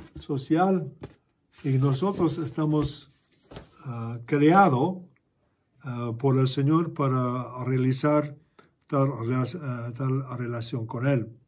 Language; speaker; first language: Spanish; non-native, fluent; English